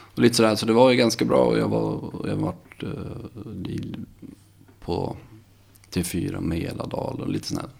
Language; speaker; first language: Swedish; native; Swedish